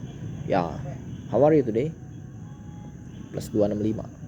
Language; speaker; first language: English; non-native, learner; Indonesian